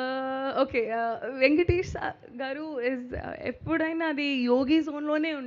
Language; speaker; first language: Telugu; non-native, learner; Hindi